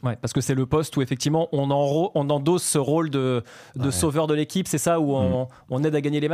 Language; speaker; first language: French; native; French